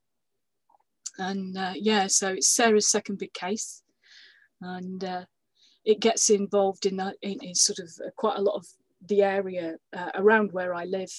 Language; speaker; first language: English; native; English